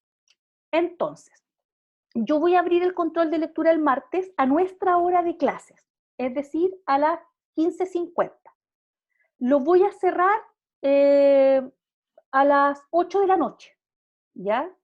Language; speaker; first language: Spanish; native; Spanish